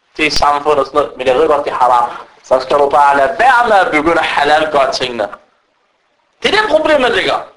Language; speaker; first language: Danish; early bilingual, other home language; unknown